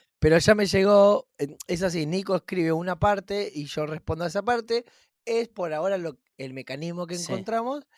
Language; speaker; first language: Spanish; native; Spanish